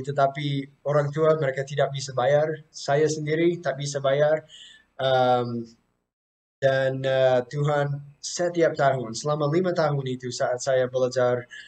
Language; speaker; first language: Indonesian; non-native, fluent; English